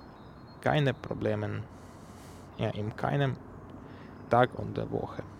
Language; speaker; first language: German; non-native, learner; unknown